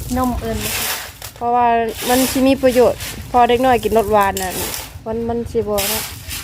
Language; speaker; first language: Thai; native; Thai